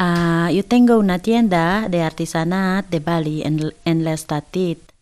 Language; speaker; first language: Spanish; non-native, learner; Balinese